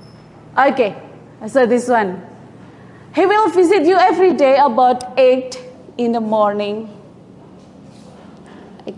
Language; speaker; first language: English; non-native, fluent; Indonesian